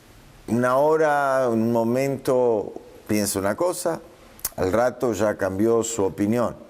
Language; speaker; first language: Spanish; native; Spanish